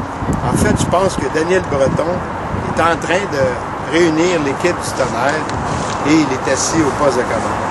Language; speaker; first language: French; native; French